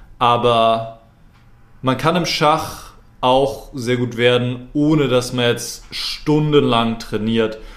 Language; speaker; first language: German; native; German